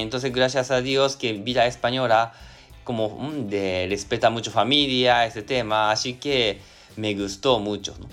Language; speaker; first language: Spanish; non-native, learner; Japanese